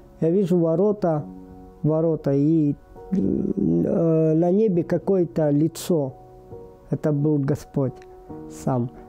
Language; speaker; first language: Russian; native; Russian